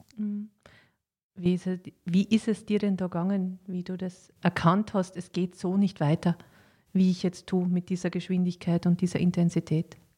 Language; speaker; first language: German; native; German